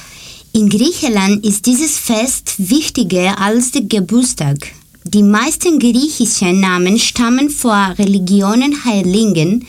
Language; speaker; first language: German; non-native, learner; Greek